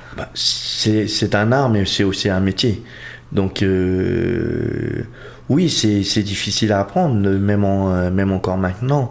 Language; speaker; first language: French; early bilingual, other home language; Portuguese